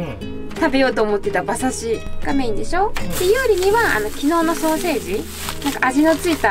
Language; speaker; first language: Japanese; native; Japanese